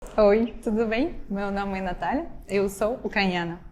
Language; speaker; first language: Portuguese; non-native, fluent; Ukrainian